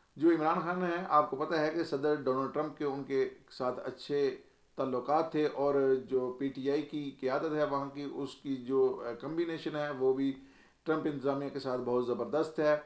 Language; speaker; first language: Urdu; non-native, local second language; Punjabi